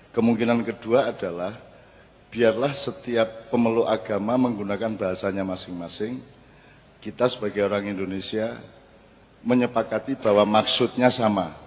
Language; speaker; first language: Indonesian; non-native, local second language; Javanese